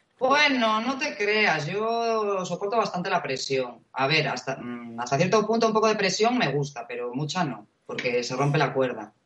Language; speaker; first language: Spanish; native; Spanish